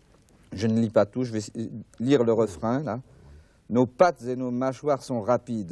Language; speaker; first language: French; native; French